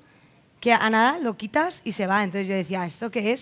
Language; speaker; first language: Spanish; native; Spanish